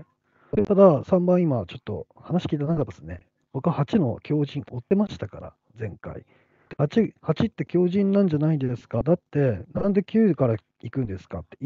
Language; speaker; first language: Japanese; native; Japanese